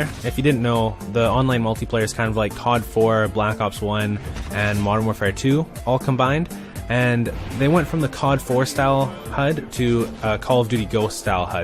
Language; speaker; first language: English; native; English